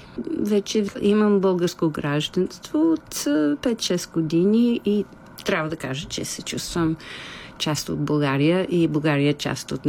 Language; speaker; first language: Bulgarian; non-native, fluent; English